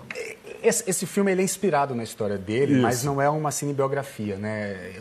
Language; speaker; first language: Portuguese; native; Portuguese